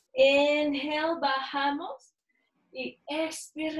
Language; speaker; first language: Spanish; non-native, learner; English